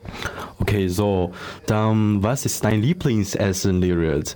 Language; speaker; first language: German; non-native, learner; Chinese